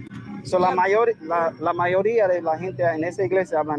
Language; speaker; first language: Spanish; non-native, learner; English